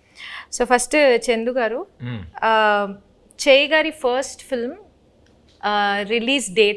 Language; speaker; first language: Telugu; native; Telugu